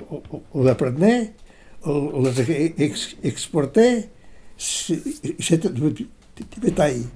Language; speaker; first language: French; non-native, fluent; Portuguese